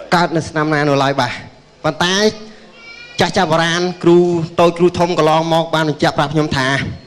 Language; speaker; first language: Khmer; native; Khmer